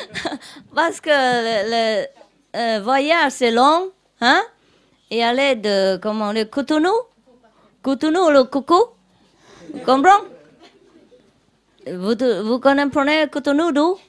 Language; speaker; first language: French; non-native, learner; Vietnamese